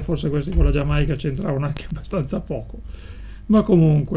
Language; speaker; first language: Italian; native; Italian